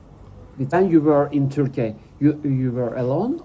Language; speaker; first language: English; non-native, learner; Turkish